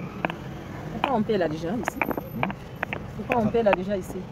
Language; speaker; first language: French; non-native, learner; Kinyarwanda